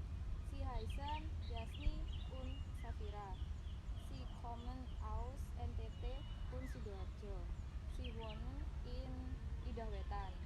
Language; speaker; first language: German; non-native, learner; Indonesian